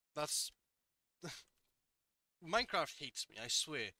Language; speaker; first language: English; native; English